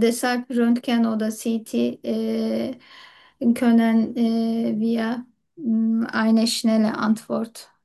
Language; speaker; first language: German; non-native, learner; Turkish